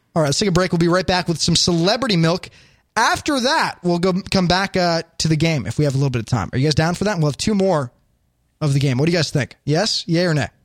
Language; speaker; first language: English; native; English